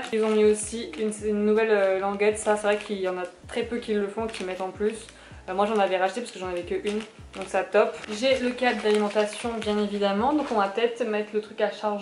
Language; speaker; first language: French; native; French